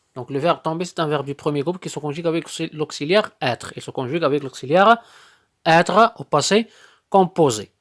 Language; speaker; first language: French; non-native, local second language; Arabic